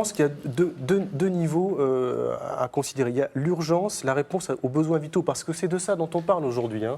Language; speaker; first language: French; native; French